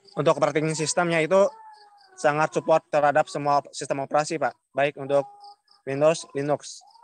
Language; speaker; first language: Indonesian; native; Indonesian